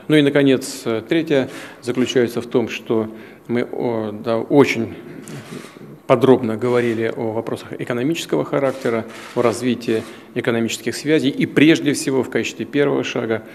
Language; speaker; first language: Russian; native; Russian